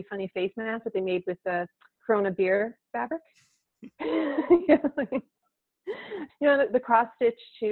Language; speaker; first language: English; native; English